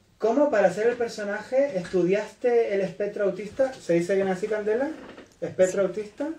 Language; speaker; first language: Spanish; native; Spanish